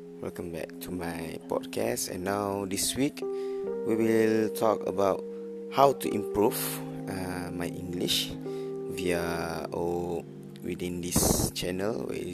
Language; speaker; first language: English; non-native, learner; Malay